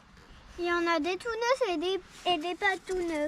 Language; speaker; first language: French; native; French